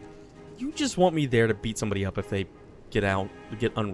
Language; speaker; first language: English; native; English